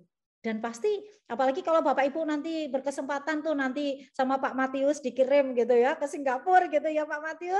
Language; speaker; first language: Indonesian; native; Indonesian